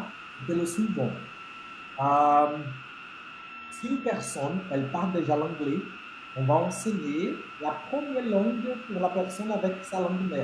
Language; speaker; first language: French; non-native, fluent; Portuguese